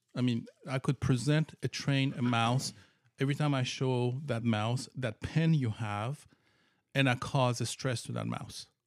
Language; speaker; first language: English; non-native, fluent; Persian